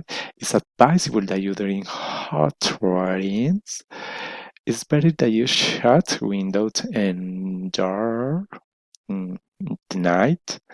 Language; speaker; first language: English; non-native, learner; Spanish